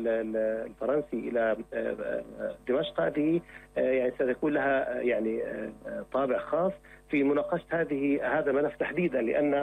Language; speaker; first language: Arabic; native; Arabic